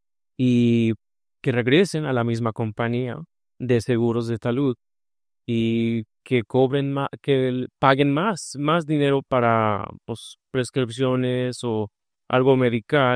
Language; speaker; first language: Spanish; early bilingual, heritage; Spanish